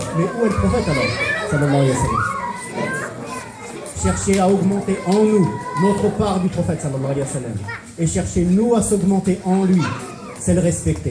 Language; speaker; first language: French; native; French